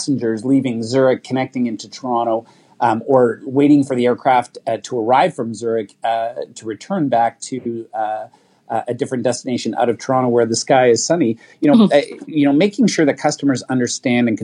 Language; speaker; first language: English; native; English